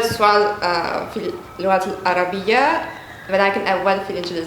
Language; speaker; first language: Arabic; non-native, learner; Turkish